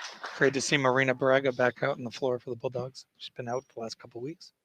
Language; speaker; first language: English; native; English